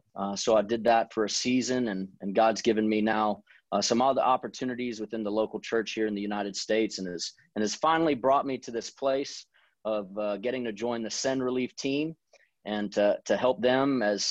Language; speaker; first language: English; native; English